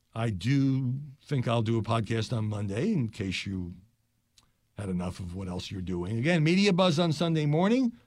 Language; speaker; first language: English; native; English